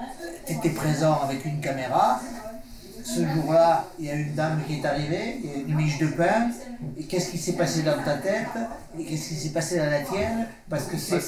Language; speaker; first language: French; native; French